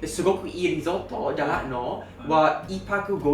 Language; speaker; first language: Japanese; non-native, learner; English